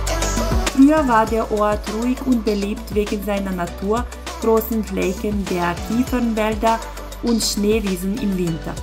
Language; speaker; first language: German; non-native, fluent; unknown